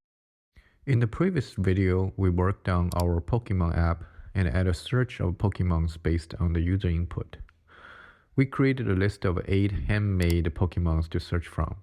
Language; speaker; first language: English; non-native, fluent; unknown